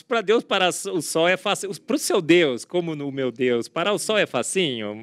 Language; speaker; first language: Portuguese; native; Portuguese